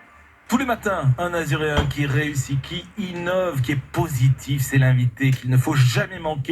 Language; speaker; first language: French; native; French